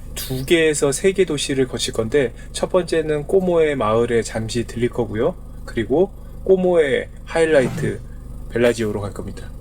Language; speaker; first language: Korean; native; Korean